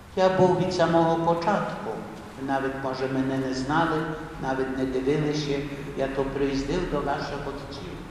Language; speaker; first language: Ukrainian; early bilingual, heritage; Ukrainian